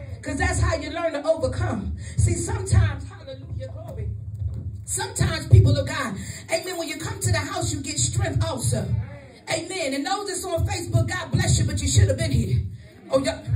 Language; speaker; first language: English; native; English